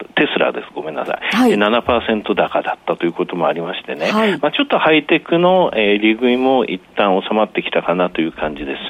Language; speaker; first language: Japanese; native; Japanese